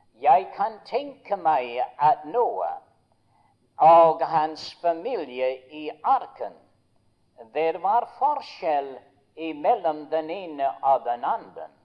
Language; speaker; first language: Norwegian; early bilingual, heritage; Norwegian